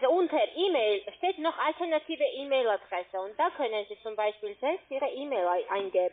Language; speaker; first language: German; non-native, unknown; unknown